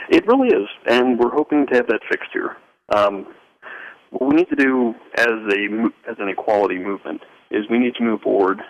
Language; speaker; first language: English; native; English